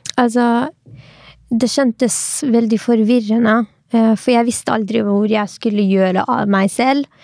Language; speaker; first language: Norwegian; early bilingual, other home language; Arabic